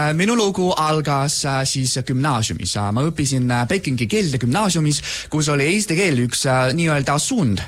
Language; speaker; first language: Estonian; non-native, fluent; Chinese